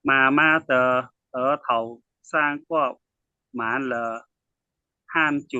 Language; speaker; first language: Chinese; non-native, learner; Khmer